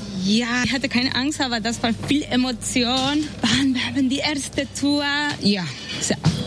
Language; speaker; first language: German; non-native, learner; Spanish